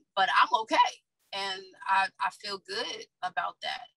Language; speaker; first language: English; native; English